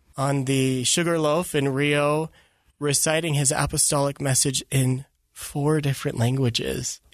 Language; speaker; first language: English; early bilingual, other home language; Filipino